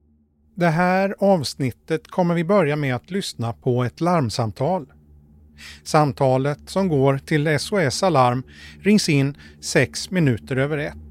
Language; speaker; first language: Swedish; native; Swedish